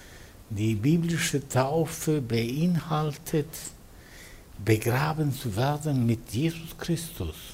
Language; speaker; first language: German; non-native, fluent; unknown